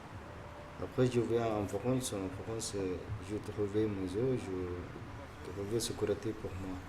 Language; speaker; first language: French; non-native, learner; Arabic